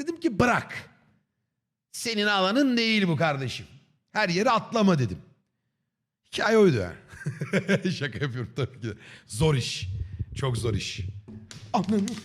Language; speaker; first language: Turkish; native; Turkish